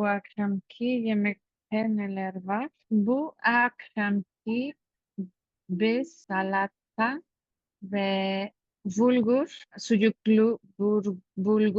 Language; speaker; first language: Turkish; non-native, learner; Spanish